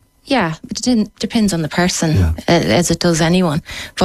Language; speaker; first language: English; native; English